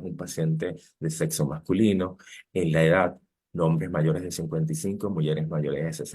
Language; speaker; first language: Spanish; native; Spanish